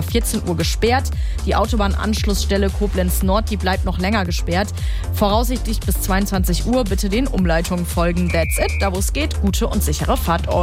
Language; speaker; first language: German; native; German